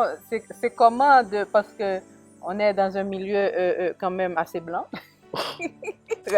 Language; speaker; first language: French; native; French